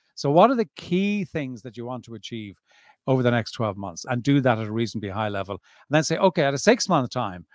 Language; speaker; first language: English; native; English